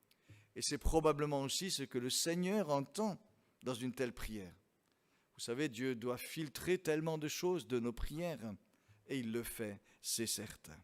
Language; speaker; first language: French; native; French